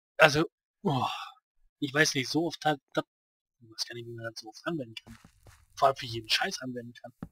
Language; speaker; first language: German; native; German